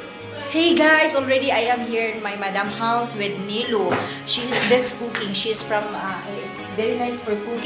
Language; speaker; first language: English; non-native, local second language; Filipino